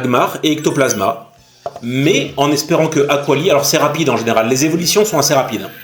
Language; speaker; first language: French; native; French